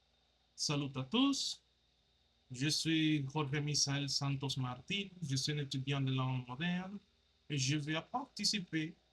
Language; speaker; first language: French; non-native, learner; Spanish